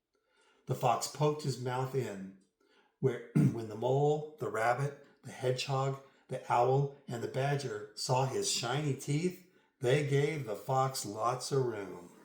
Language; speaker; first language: English; native; English